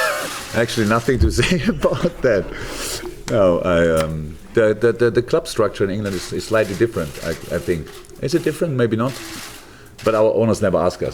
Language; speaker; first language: English; non-native, fluent; German